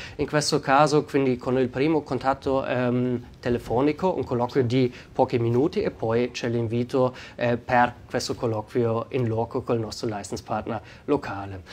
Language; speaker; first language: Italian; non-native, fluent; German